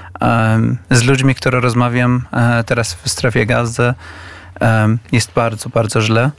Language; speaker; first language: Polish; non-native, fluent; Arabic